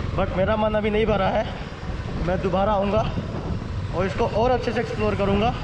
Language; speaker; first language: Hindi; native; Hindi